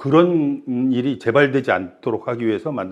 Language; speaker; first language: Korean; native; Korean